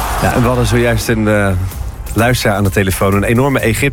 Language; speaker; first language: Dutch; native; Dutch